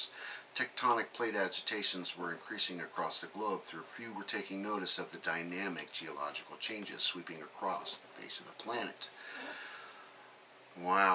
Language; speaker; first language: English; native; English